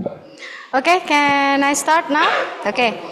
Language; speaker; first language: English; non-native, fluent; Indonesian